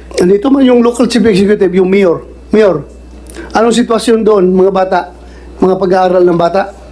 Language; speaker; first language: Filipino; non-native, local second language; Cebuano